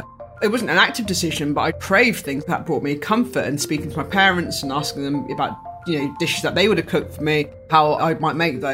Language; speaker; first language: English; native; English